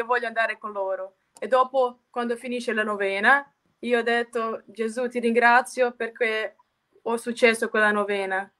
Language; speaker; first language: Italian; non-native, fluent; Croatian